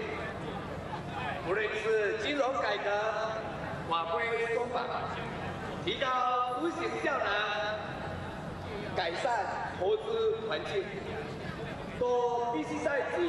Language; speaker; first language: Chinese; native; Chinese